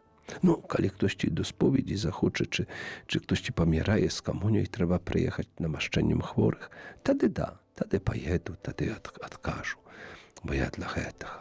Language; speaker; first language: Belarusian; native; Belarusian